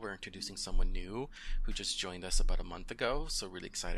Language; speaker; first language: English; early bilingual, other home language; Spanish